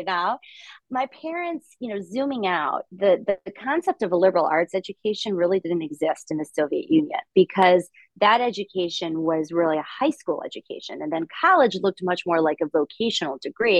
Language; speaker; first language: English; early bilingual, other home language; Russian